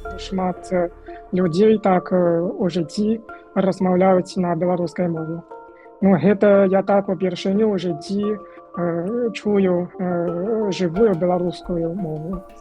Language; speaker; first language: Belarusian; non-native, fluent; Chinese